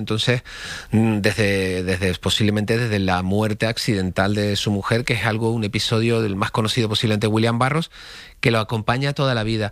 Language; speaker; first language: Spanish; native; Spanish